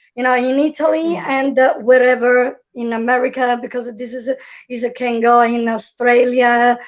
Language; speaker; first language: English; non-native, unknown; Italian